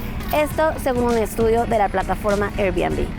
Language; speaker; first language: Spanish; native; Spanish